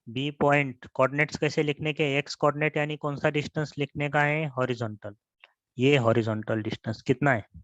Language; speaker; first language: Hindi; non-native, local second language; Marathi